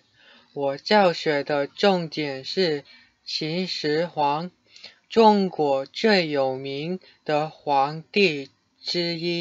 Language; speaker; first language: Chinese; non-native, learner; English